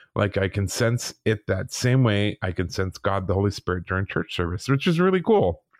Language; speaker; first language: English; native; English